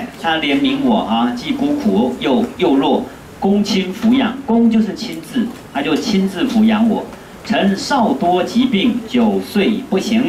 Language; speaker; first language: Chinese; native; Chinese